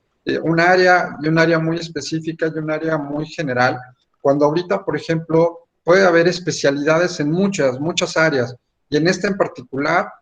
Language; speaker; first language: Spanish; native; Spanish